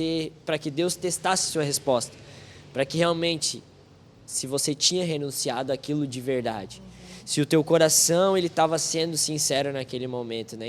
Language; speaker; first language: Portuguese; native; Portuguese